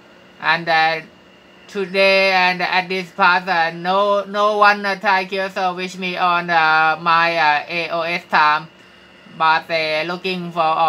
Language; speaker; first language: English; non-native, learner; Thai